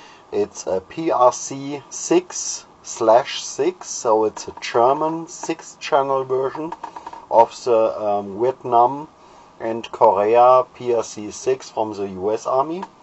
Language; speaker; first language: English; non-native, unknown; German